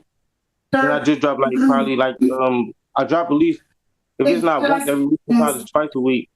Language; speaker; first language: English; native; English